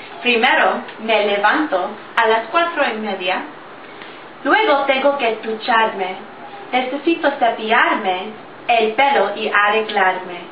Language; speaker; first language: Spanish; non-native, learner; English